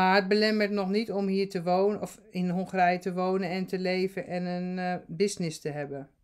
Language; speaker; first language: Dutch; native; Dutch